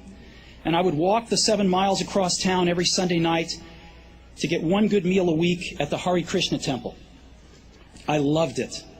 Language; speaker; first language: English; native; English